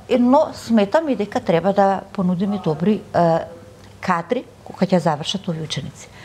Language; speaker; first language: Macedonian; native; Macedonian